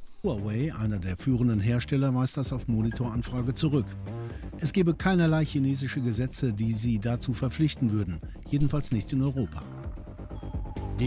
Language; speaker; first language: German; native; German